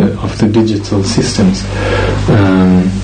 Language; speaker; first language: English; non-native, fluent; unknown